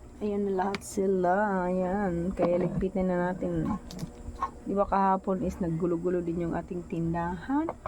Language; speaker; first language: Filipino; non-native, local second language; Waray